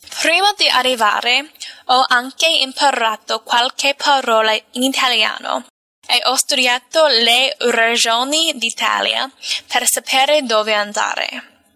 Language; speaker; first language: Italian; non-native, fluent; English